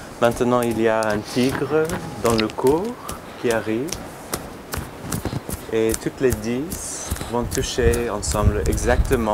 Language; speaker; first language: French; non-native, learner; English